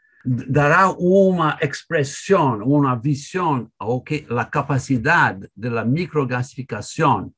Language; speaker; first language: Spanish; non-native, learner; English